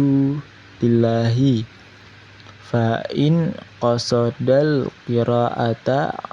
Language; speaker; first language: Arabic; non-native, learner; Indonesian